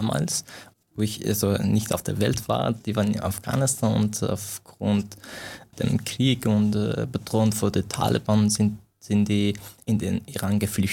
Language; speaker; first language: German; non-native, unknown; Persian